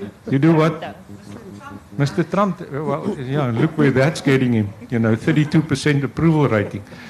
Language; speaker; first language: English; non-native, local second language; Afrikaans